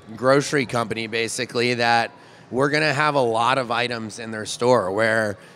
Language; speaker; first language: English; native; English